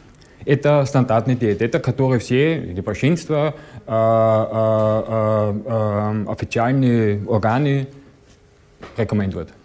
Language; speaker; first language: Russian; non-native, learner; German